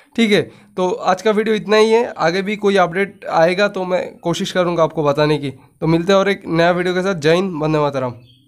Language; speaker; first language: Hindi; non-native, local second language; Bangla